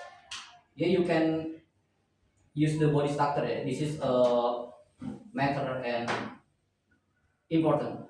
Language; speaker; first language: English; non-native, learner; Indonesian